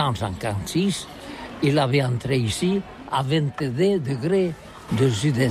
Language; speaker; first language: French; non-native, learner; Catalan